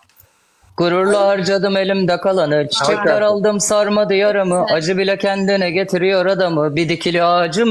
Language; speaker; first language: Turkish; native; Turkish